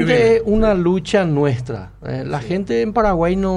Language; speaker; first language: Spanish; native; Spanish